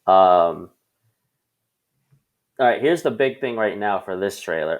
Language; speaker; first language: English; native; English